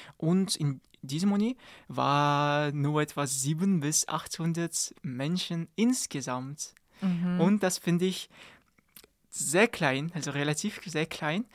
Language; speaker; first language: German; non-native, learner; Kazakh